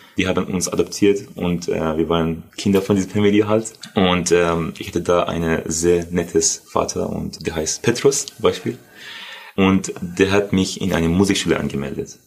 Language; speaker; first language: German; non-native, learner; Persian